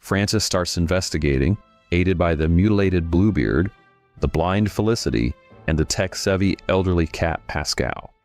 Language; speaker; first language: English; native; English